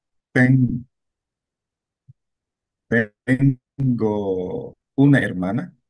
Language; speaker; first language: Spanish; non-native, learner; Filipino